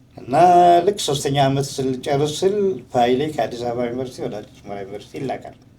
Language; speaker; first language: Amharic; non-native, local second language; Tigrinya